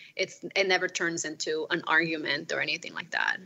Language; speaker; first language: English; non-native, fluent; Spanish